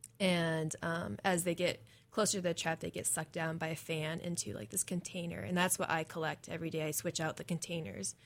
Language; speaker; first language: English; native; English